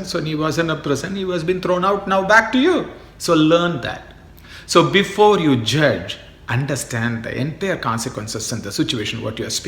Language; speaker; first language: English; non-native, local second language; Tamil